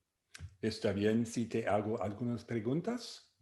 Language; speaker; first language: Spanish; non-native, fluent; English